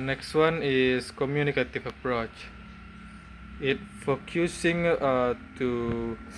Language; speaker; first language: English; non-native, learner; Indonesian